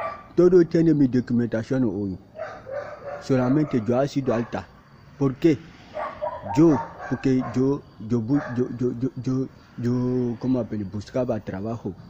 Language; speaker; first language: Spanish; non-native, learner; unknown